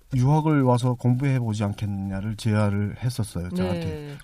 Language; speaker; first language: Korean; native; Korean